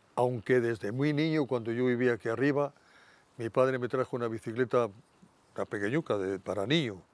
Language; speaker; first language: Spanish; native; Spanish